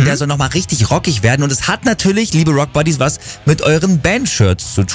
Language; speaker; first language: German; native; German